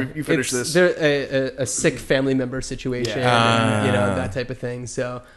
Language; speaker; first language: English; native; English